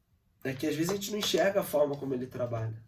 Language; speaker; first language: Portuguese; native; Portuguese